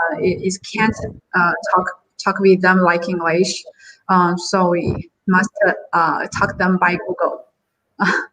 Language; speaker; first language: English; non-native, learner; Chinese